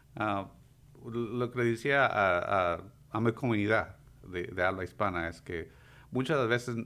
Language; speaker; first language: Spanish; early bilingual, heritage; Spanish